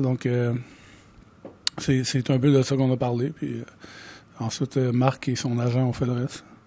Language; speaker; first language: French; native; French